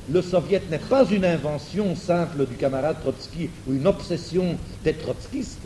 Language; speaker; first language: French; non-native, fluent; German